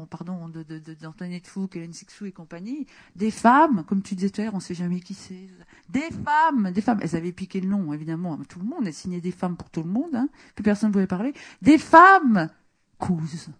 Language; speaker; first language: French; native; French